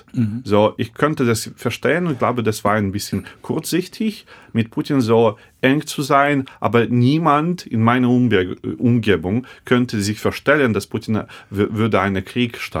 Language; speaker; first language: German; non-native, fluent; Russian